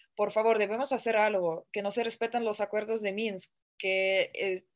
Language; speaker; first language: Spanish; non-native, fluent; Russian